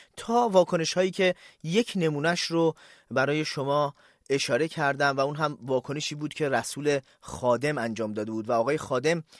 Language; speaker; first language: Persian; native; Persian